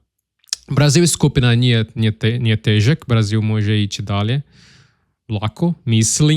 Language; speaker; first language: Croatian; non-native, learner; Portuguese